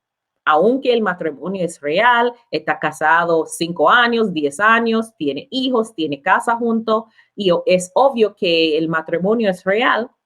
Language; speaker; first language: Spanish; non-native, learner; English